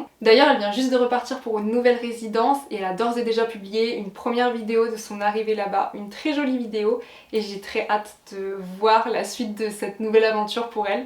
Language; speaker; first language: French; native; French